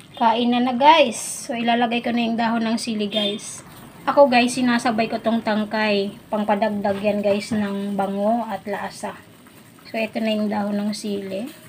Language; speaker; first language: Filipino; non-native, local second language; Bikol